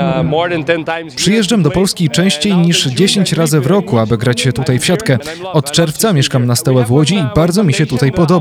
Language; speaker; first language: Polish; non-native, fluent; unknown